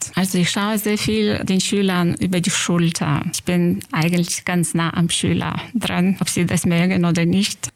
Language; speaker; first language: German; non-native, fluent; Lithuanian